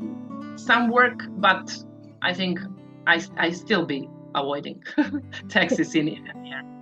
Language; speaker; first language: English; non-native, fluent; Serbian